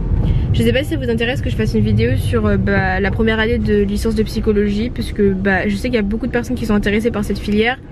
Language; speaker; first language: French; native; French